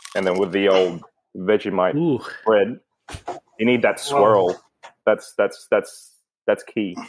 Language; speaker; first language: English; non-native, local second language; Filipino